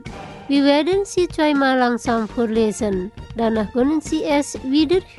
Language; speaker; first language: German; non-native, fluent; Indonesian